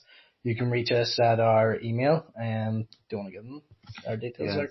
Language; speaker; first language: English; native; English